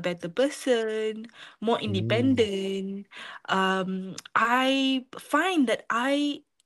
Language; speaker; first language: English; non-native, local second language; Malay